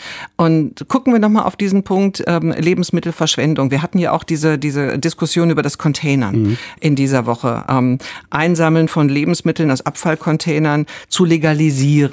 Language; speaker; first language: German; native; German